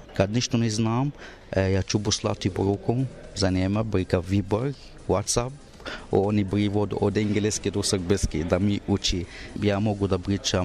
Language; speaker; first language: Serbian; non-native, learner; Arabic